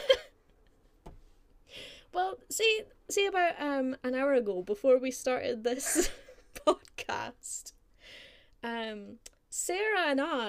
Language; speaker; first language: English; native; English